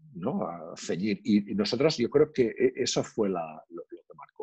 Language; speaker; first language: Spanish; non-native, local second language; Catalan